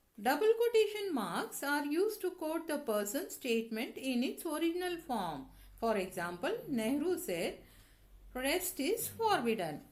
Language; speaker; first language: Hindi; non-native, local second language; Tamil